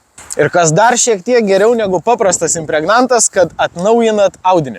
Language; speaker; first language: Lithuanian; native; Lithuanian